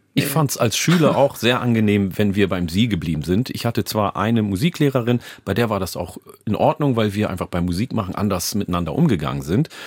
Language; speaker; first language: German; early bilingual, other home language; Oromo